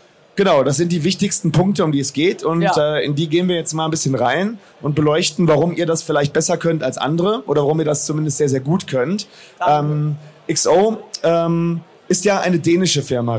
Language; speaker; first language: German; native; German